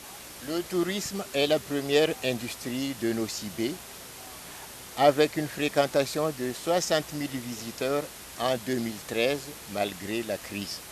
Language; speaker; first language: French; non-native, local second language; Malagasy